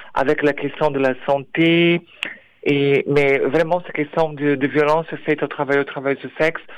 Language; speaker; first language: French; non-native, fluent; Portuguese